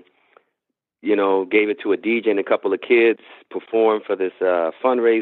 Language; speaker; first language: English; native; English